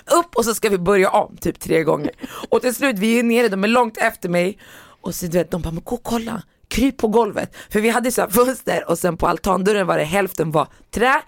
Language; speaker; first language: Swedish; native; Swedish